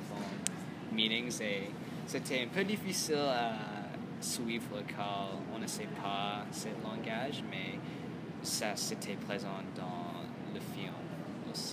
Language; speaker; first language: French; non-native, learner; English